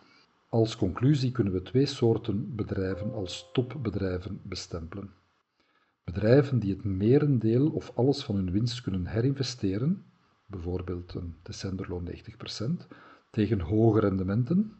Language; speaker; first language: Dutch; native; Dutch